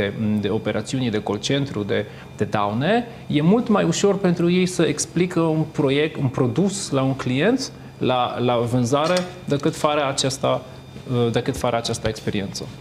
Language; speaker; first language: Romanian; non-native, fluent; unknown